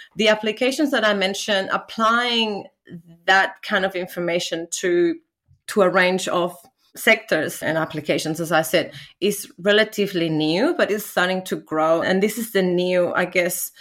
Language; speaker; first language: English; non-native, fluent; Spanish